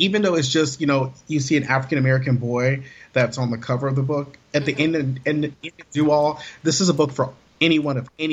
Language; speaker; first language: English; native; English